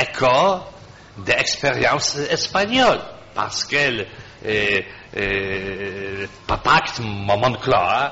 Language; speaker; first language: French; non-native, fluent; Polish